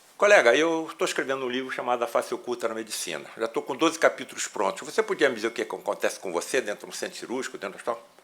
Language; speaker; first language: Portuguese; native; Portuguese